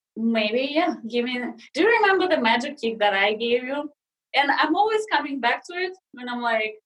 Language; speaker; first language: English; non-native, fluent; Russian